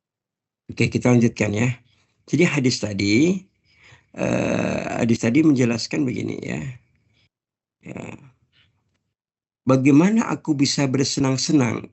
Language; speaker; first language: Indonesian; native; Indonesian